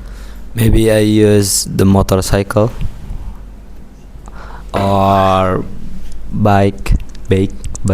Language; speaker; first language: English; non-native, learner; Indonesian